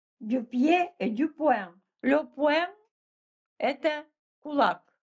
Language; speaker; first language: French; non-native, fluent; Russian